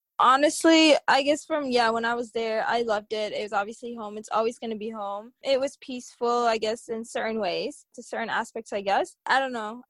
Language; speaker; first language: English; early bilingual, other home language; Tigrinya